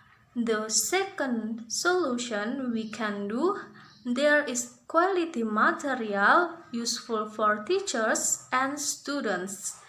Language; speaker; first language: English; non-native, learner; Indonesian